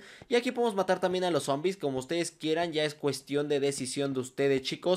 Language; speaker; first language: Spanish; native; Spanish